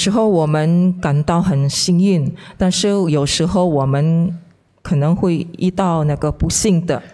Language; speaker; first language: Chinese; non-native, fluent; Indonesian